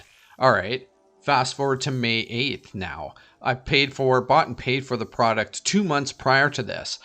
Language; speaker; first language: English; native; English